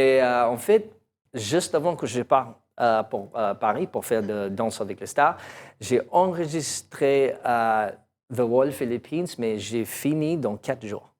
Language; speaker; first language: French; non-native, learner; English